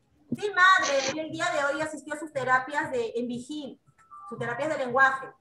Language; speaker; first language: Spanish; native; Spanish